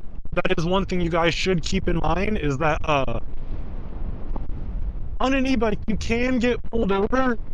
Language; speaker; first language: English; native; English